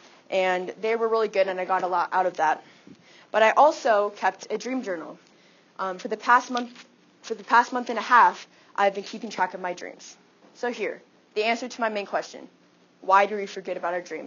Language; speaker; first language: English; native; English